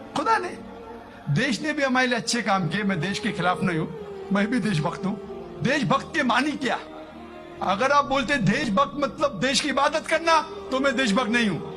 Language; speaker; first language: Urdu; non-native, local second language; Konkani